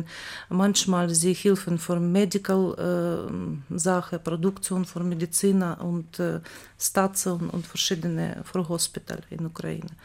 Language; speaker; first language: German; non-native, learner; Ukrainian